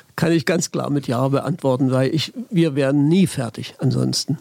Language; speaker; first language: German; native; German